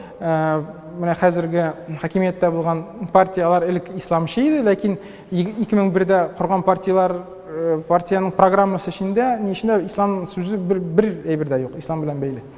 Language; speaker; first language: Tatar; native; Tatar